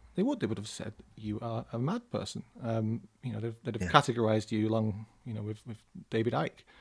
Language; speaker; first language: English; native; English